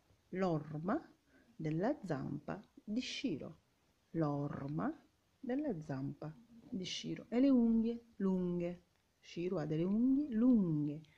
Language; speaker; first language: Italian; non-native, fluent; Arabic